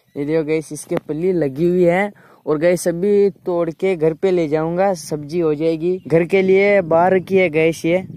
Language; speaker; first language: Hindi; native; Hindi